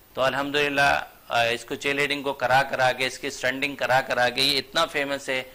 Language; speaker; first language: Urdu; native; Urdu